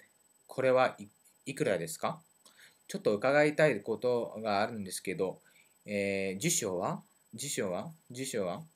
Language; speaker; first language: Japanese; non-native, learner; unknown